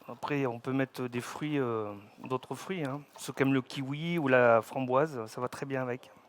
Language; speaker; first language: French; native; French